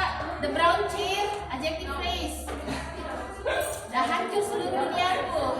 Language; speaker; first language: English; non-native, fluent; Indonesian